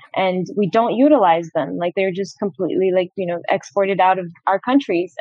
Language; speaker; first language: English; non-native, fluent; Arabic